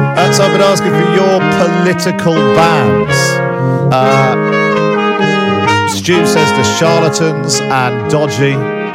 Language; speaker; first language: English; native; English